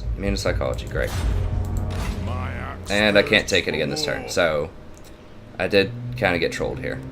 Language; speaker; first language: English; native; English